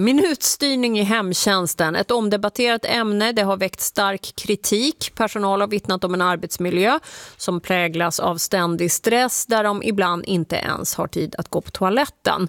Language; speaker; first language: Swedish; native; Swedish